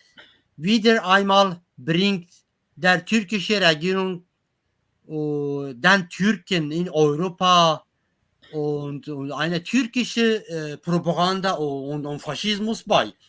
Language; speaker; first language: German; non-native, learner; Kurdish